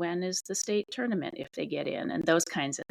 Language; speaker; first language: English; native; English